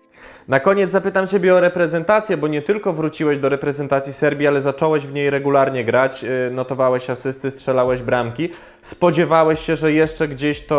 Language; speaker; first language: Polish; native; Polish